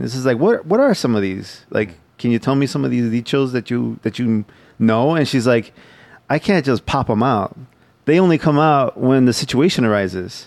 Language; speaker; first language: English; early bilingual, other home language; Spanish